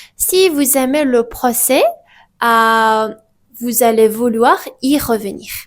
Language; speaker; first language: French; non-native, fluent; Persian